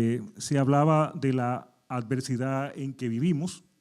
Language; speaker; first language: Spanish; native; Spanish